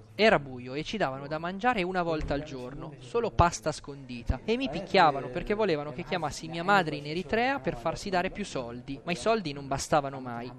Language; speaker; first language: Italian; non-native, fluent; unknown